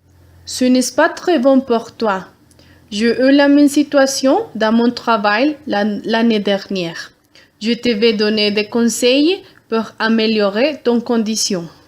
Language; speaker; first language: French; non-native, learner; Spanish